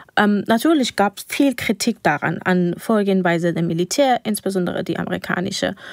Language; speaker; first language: German; non-native, fluent; Persian